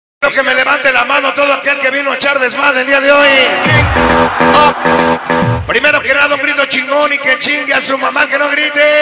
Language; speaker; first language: Spanish; native; Spanish